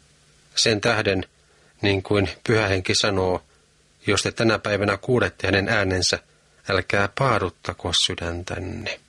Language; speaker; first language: Finnish; native; Finnish